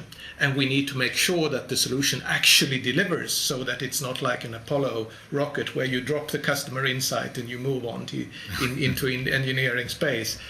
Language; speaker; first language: English; non-native, fluent; Swedish